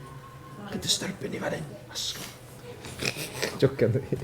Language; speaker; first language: Welsh; native; Welsh